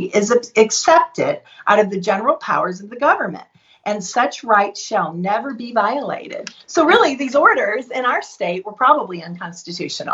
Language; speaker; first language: English; native; English